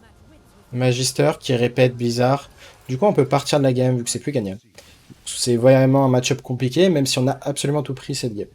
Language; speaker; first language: French; native; French